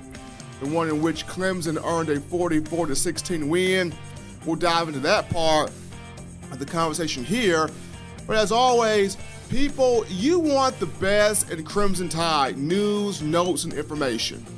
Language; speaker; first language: English; native; English